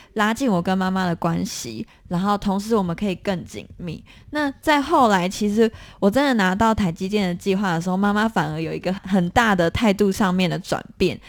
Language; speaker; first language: Chinese; native; Chinese